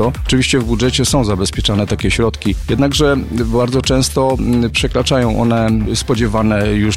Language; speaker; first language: Polish; native; Polish